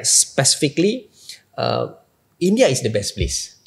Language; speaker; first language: English; non-native, local second language; Malay